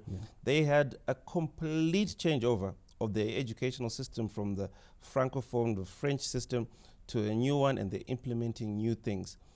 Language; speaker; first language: English; non-native, local second language; Shona